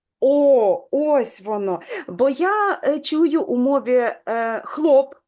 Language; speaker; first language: Ukrainian; native; Ukrainian